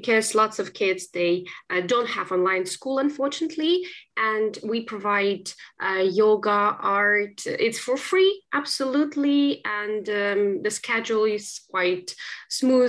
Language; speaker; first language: English; non-native, fluent; Ukrainian